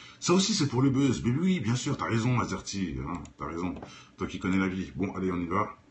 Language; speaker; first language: French; native; French